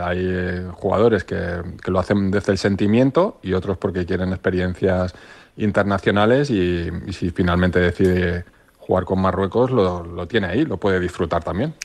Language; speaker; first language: Spanish; native; Spanish